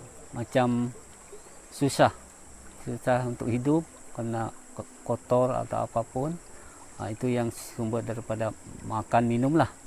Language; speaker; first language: Indonesian; non-native, local second language; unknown